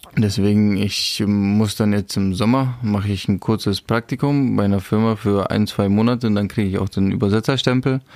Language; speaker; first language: German; non-native, fluent; Czech